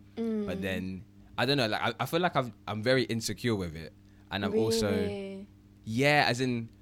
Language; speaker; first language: English; early bilingual, other home language; Ganda